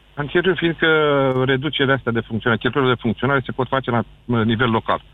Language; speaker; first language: Romanian; native; Romanian